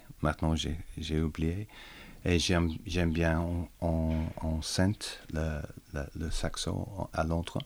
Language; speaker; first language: French; non-native, learner; English